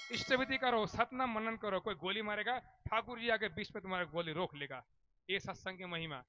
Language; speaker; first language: Hindi; non-native, local second language; Bangla